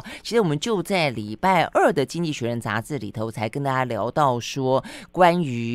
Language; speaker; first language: Chinese; native; Chinese